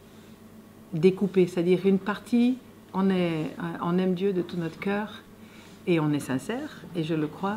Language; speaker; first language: French; native; French